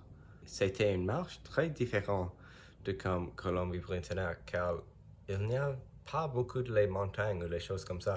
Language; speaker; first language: French; non-native, learner; English